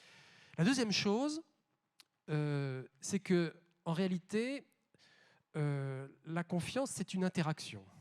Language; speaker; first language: French; native; French